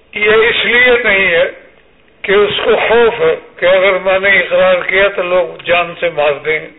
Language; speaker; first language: Urdu; native; Urdu